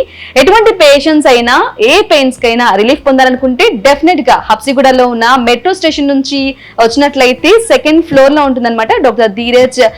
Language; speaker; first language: Telugu; native; Telugu